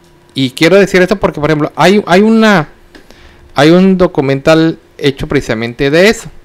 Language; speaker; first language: Spanish; native; Spanish